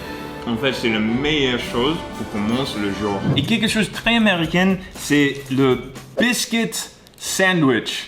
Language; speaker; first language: French; non-native, learner; English